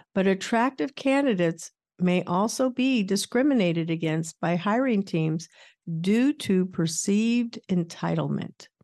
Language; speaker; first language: English; native; English